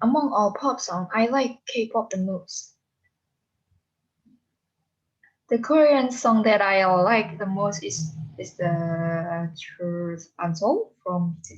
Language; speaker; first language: English; non-native, learner; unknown